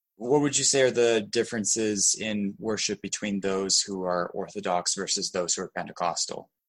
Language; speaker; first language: English; native; English